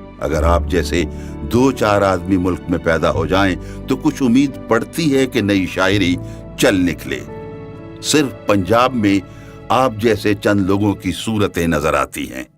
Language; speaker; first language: Urdu; native; Urdu